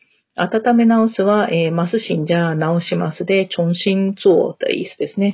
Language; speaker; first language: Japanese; non-native, fluent; Chinese